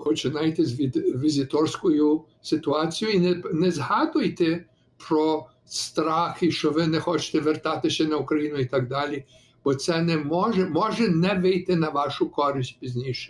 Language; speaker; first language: Ukrainian; early bilingual, heritage; Ukrainian